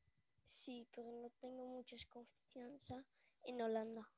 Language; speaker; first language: Spanish; early bilingual, heritage; Spanish